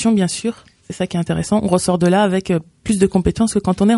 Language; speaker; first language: French; native; French